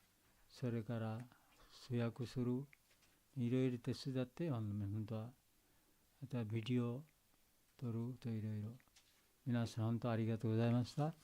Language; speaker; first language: Japanese; non-native, learner; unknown